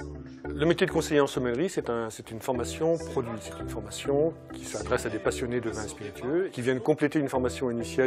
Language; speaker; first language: French; native; French